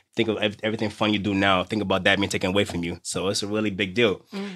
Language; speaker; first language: English; native; English